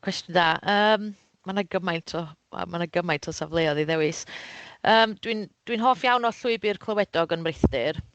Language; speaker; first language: Welsh; native; Welsh